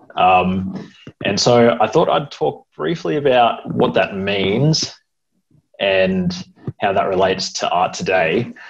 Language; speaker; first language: English; native; English